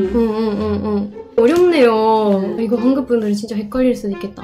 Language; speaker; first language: Korean; non-native, fluent; Japanese